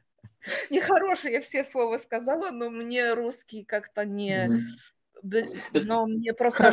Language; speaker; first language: Russian; non-native, fluent; Polish